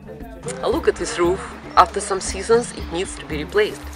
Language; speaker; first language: English; non-native, fluent; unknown